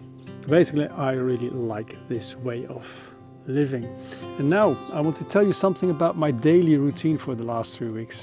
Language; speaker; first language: English; non-native, fluent; Dutch